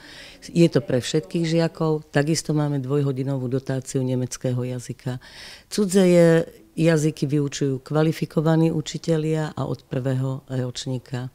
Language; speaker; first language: Slovak; native; Slovak